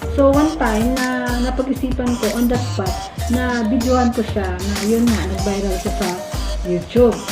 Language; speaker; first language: Filipino; non-native, local second language; Cebuano